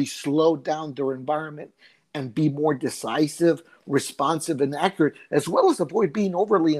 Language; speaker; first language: English; native; English